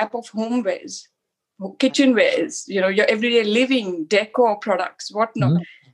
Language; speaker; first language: English; non-native, local second language; Hindi